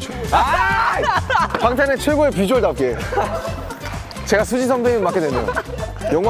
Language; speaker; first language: Korean; native; Korean